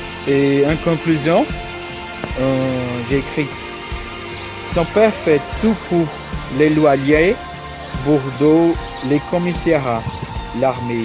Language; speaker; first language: French; non-native, learner; Portuguese